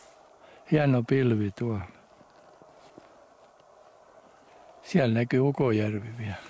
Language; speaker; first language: Finnish; native; Finnish